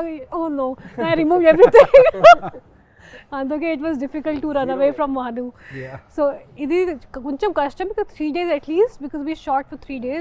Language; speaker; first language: Telugu; non-native, fluent; Hindi